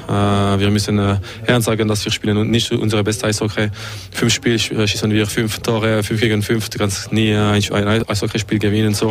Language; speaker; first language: German; non-native, fluent; French